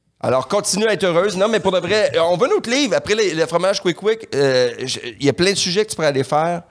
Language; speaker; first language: French; native; French